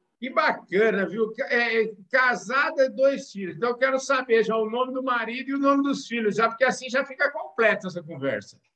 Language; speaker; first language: Portuguese; native; Portuguese